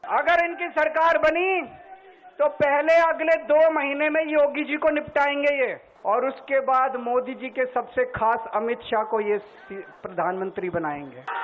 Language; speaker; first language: Hindi; native; Hindi